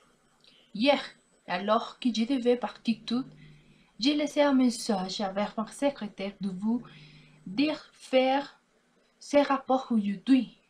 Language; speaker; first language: French; non-native, learner; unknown